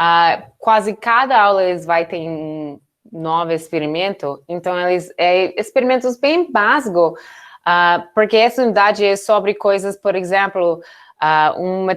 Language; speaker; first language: Portuguese; non-native, learner; English